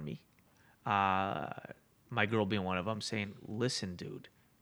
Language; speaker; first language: English; native; English